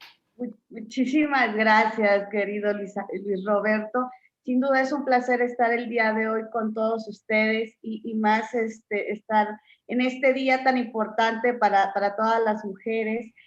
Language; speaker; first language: Spanish; native; Spanish